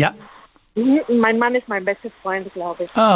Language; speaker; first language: German; non-native, learner; Spanish